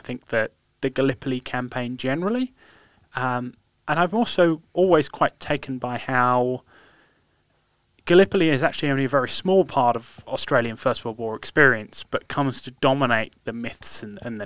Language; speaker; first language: English; native; English